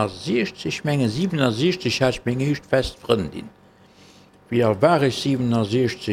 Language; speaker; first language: German; non-native, local second language; Luxembourgish